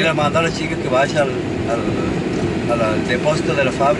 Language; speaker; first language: Spanish; native; Spanish